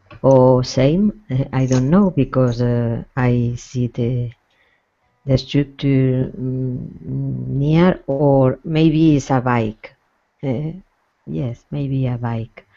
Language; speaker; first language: English; non-native, learner; Spanish